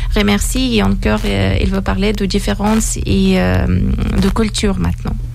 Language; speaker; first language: French; non-native, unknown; Persian